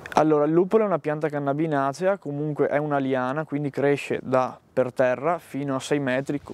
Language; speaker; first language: Italian; native; Italian